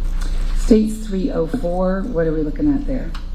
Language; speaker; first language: English; native; English